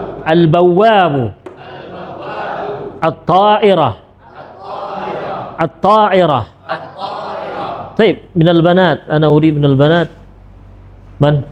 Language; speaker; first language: Arabic; non-native, fluent; Indonesian